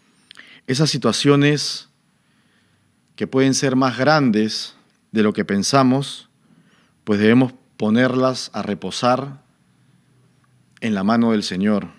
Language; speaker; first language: Spanish; native; Spanish